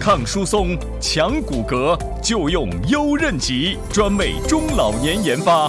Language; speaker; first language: Chinese; native; Chinese